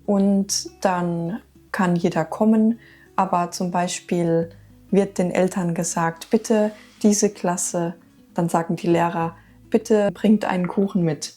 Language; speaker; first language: German; native; German